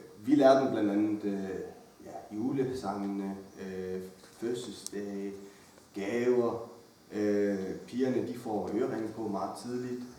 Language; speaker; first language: Danish; early bilingual, other home language; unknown